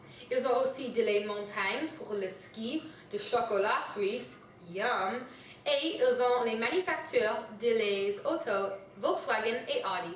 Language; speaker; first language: French; non-native, learner; English